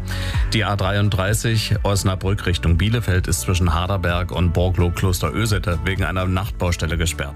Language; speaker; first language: German; native; German